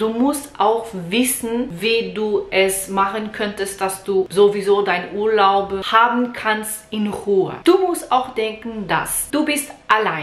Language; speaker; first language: German; non-native, learner; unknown